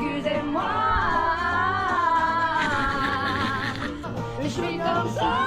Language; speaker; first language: French; non-native, learner; English